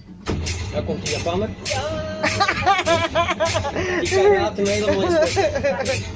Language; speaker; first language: Dutch; native; Dutch